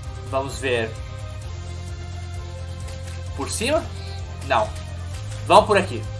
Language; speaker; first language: Portuguese; native; Portuguese